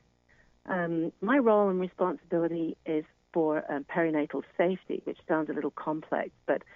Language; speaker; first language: English; native; English